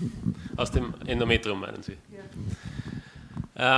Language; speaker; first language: German; native; German